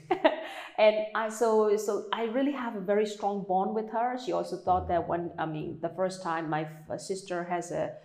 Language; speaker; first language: English; non-native, fluent; Burmese